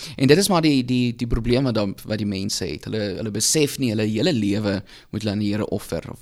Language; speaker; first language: Afrikaans; native; Afrikaans